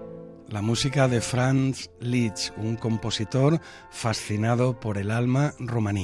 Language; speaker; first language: Spanish; native; Spanish